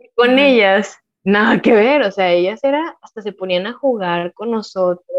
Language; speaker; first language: Spanish; native; Spanish